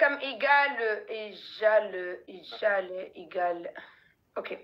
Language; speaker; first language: English; non-native, learner; Arabic